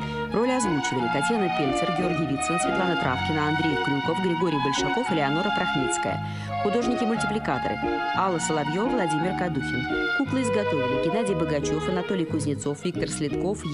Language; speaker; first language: Russian; native; Russian